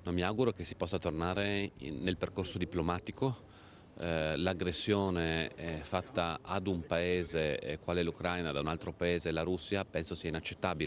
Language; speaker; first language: Italian; native; Italian